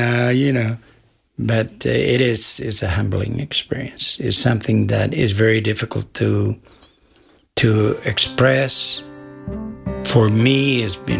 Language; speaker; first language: English; non-native, fluent; Spanish